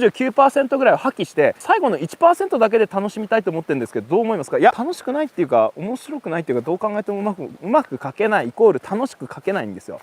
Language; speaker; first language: Japanese; native; Japanese